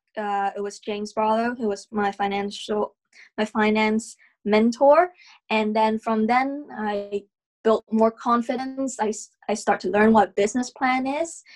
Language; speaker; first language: English; non-native, fluent; Vietnamese